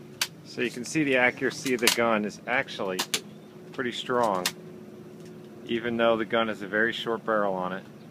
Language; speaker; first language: English; native; English